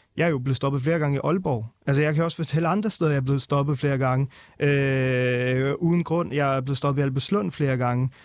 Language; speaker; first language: Danish; early bilingual, other home language; Punjabi